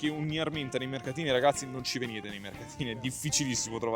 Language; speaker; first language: Italian; native; Italian